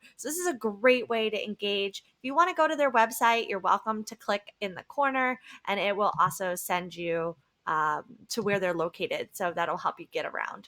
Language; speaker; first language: English; native; English